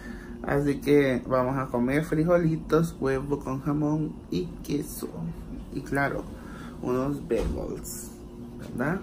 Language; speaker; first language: Spanish; native; Spanish